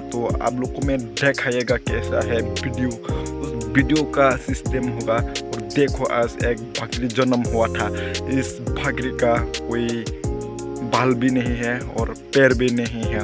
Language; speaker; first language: Hindi; non-native, local second language; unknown